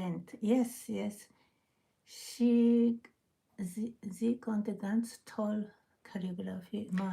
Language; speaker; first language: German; non-native, learner; Japanese